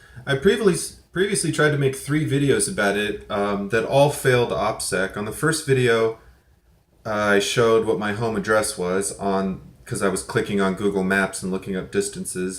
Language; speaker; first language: English; native; English